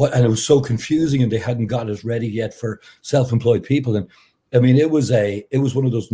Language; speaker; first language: English; native; English